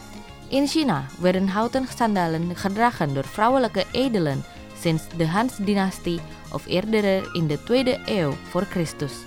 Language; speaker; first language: Dutch; non-native, fluent; Indonesian